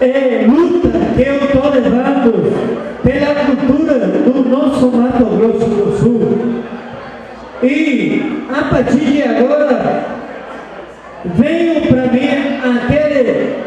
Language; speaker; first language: Portuguese; non-native, local second language; Spanish